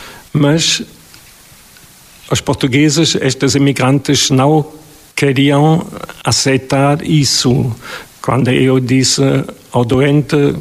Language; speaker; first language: Portuguese; non-native, fluent; German